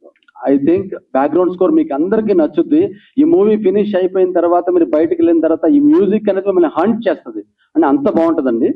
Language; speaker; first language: Telugu; native; Telugu